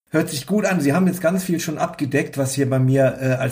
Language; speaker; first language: German; native; German